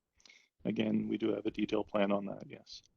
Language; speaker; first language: English; native; English